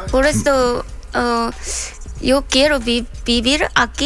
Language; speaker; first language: Spanish; non-native, learner; Korean